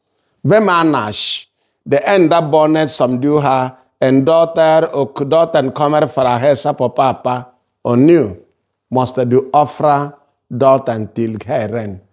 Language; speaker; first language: Swedish; non-native, fluent; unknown